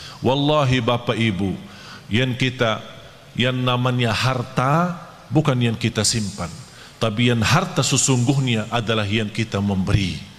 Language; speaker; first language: Malay; non-native, fluent; Arabic